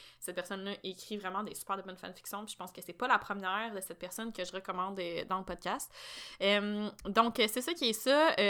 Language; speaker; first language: French; native; French